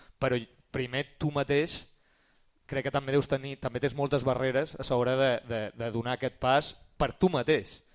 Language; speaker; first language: Catalan; native; Catalan